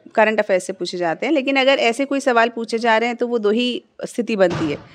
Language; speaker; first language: Hindi; native; Hindi